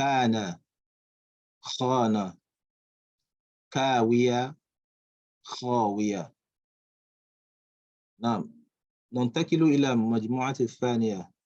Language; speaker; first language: Arabic; non-native, fluent; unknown